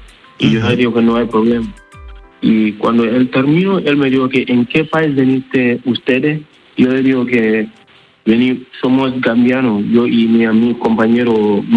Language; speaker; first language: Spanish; non-native, learner; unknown